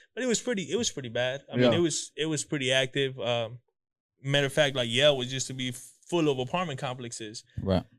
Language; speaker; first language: English; early bilingual, other home language; Spanish